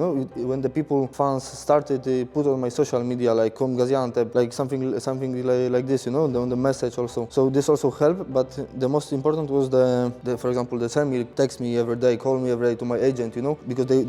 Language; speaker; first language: English; non-native, fluent; Polish